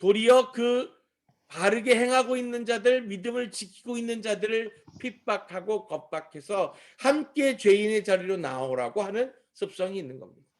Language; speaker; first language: Korean; native; Korean